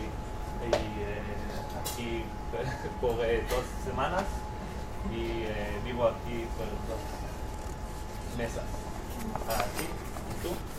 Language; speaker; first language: Spanish; non-native, learner; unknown